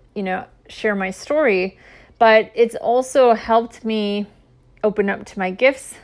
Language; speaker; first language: English; native; English